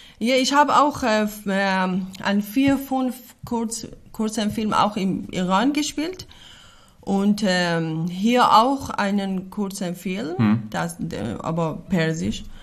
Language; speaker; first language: German; non-native, learner; Persian